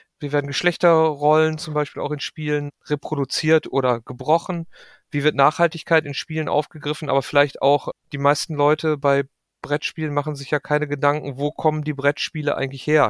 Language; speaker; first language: German; native; German